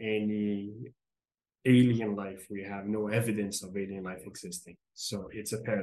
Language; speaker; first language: English; non-native, fluent; Portuguese